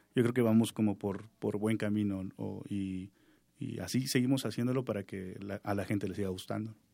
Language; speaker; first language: Spanish; non-native, local second language; Zapotec